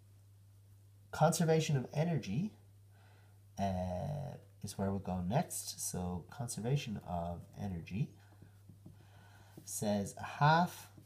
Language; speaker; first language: English; native; English